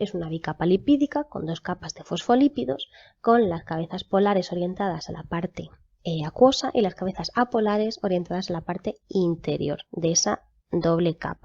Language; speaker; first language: Spanish; native; Spanish